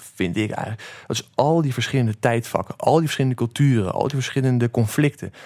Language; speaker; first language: Dutch; native; Dutch